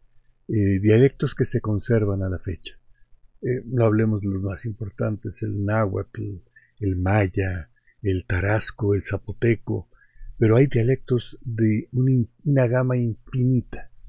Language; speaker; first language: Spanish; native; Spanish